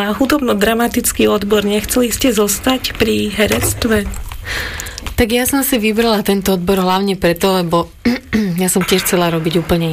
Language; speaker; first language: Slovak; native; Slovak